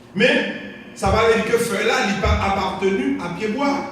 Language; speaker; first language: French; non-native, local second language; Haitian Creole